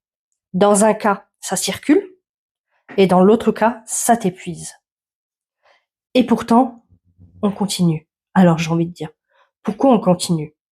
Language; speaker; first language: French; native; French